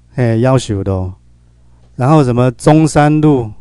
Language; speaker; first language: Chinese; native; Chinese